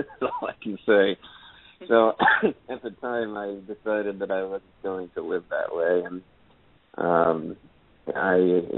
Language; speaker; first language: English; native; English